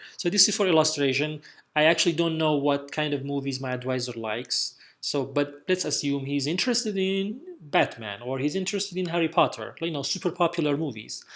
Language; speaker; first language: English; non-native, fluent; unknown